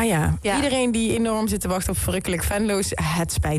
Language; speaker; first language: Dutch; native; Dutch